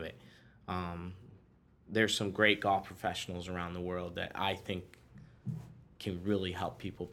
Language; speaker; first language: English; native; English